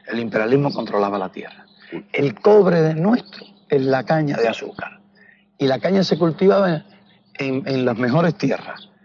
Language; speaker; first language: Spanish; native; Spanish